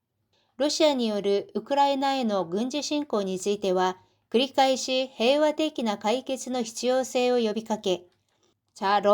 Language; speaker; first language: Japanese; non-native, fluent; Korean